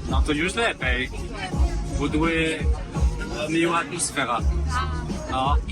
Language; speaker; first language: Polish; non-native, learner; French